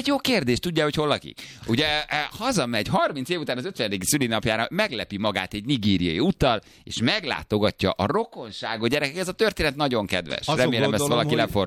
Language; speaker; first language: Hungarian; native; Hungarian